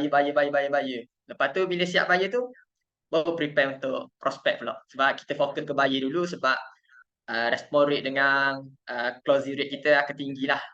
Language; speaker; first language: Malay; native; Malay